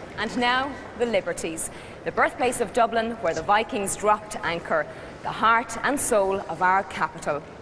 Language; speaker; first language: English; native; English